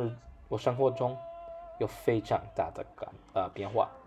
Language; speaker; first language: Chinese; non-native, learner; English